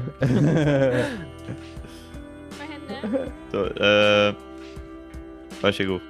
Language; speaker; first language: Swedish; native; Swedish